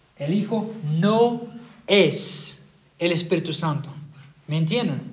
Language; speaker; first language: Spanish; non-native, fluent; English